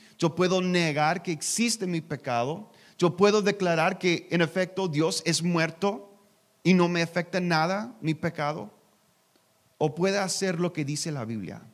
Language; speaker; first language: Spanish; non-native, learner; English